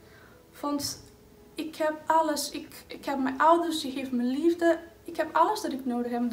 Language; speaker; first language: Dutch; non-native, fluent; Portuguese